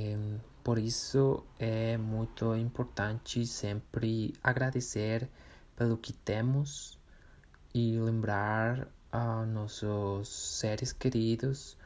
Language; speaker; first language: Portuguese; non-native, learner; Spanish